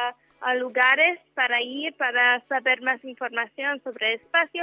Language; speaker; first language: Spanish; non-native, learner; English